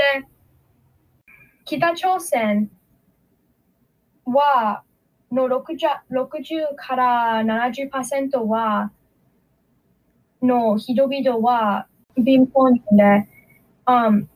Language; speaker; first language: Japanese; non-native, learner; English